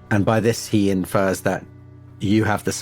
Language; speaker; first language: English; native; English